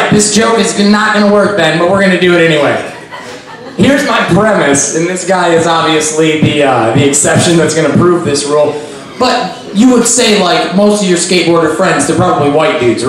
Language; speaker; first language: English; native; English